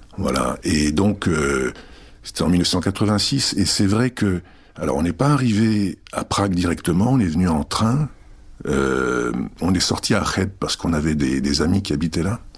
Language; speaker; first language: French; early bilingual, other home language; Czech